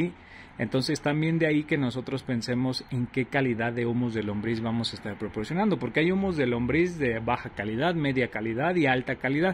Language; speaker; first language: Spanish; native; Spanish